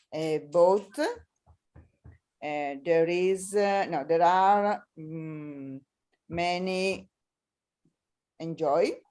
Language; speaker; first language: English; non-native, learner; Italian